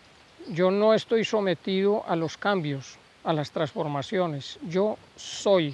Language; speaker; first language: Spanish; native; Spanish